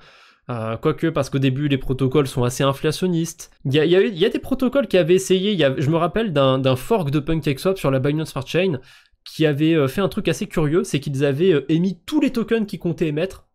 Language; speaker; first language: French; native; French